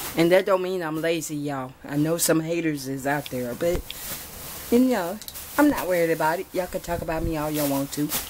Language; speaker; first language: English; native; English